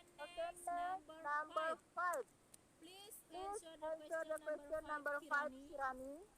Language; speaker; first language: English; non-native, learner; Indonesian